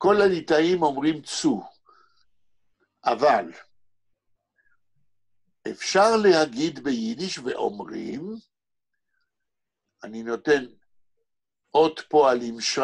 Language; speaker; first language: Hebrew; native; Hebrew